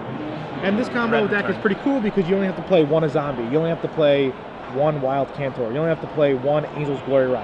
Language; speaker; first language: English; native; English